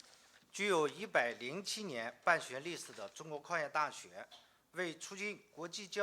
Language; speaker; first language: Chinese; native; Chinese